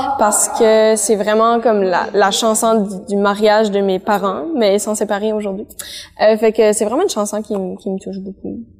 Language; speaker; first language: French; native; French